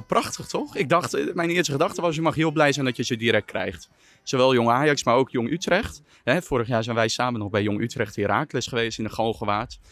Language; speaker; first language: Dutch; native; Dutch